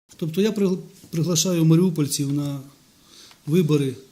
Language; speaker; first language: Ukrainian; non-native, local second language; Russian